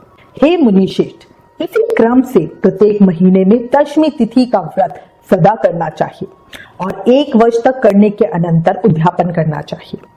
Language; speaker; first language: Hindi; native; Hindi